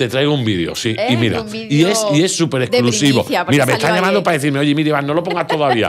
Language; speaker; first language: Spanish; native; Spanish